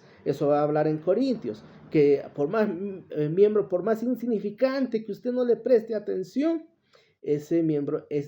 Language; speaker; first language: Spanish; native; Spanish